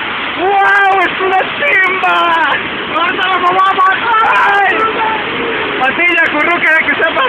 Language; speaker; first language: Spanish; native; Spanish